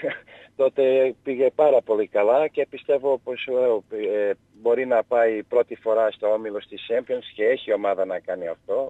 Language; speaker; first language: Greek; non-native, learner; Portuguese